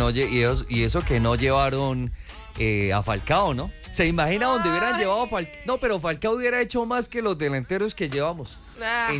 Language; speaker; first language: Spanish; native; Spanish